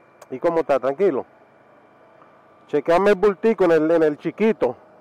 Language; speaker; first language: Spanish; early bilingual, heritage; Spanish